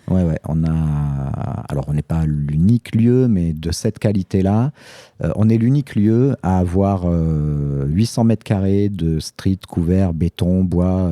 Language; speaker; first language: French; native; French